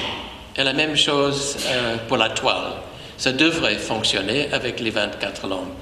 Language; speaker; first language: French; non-native, fluent; English